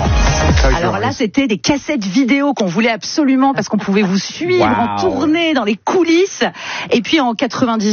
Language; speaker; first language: French; native; French